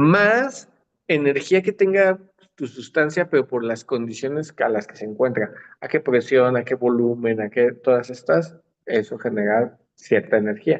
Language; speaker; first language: Spanish; native; Spanish